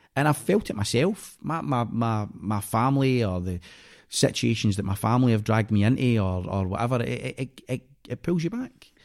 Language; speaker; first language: English; native; English